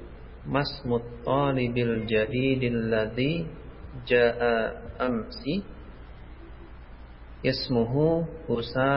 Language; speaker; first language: Arabic; non-native, learner; Indonesian